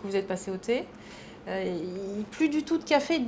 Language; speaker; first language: French; native; French